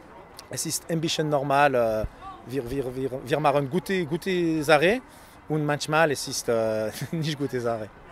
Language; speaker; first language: German; non-native, learner; French